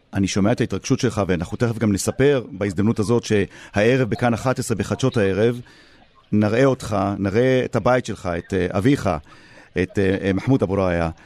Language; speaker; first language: Hebrew; native; Hebrew